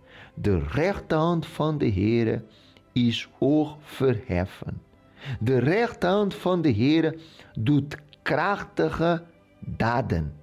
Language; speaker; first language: Dutch; non-native, local second language; Portuguese